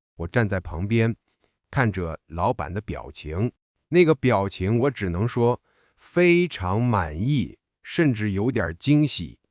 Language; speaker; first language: Chinese; non-native, fluent; English